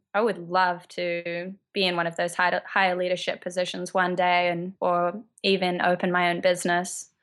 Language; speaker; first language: English; native; English